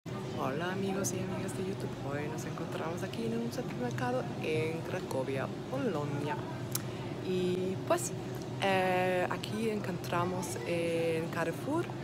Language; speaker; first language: Spanish; non-native, learner; German